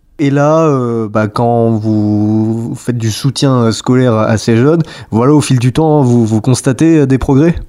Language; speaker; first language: French; native; French